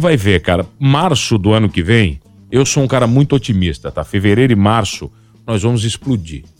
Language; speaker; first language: Portuguese; native; Portuguese